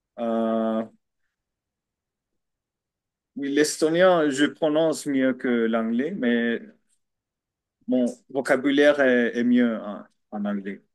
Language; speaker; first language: French; non-native, learner; Finnish